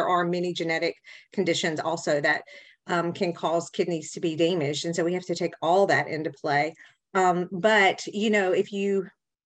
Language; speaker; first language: English; native; English